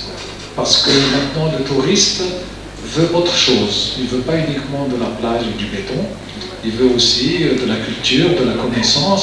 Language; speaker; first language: French; non-native, local second language; Arabic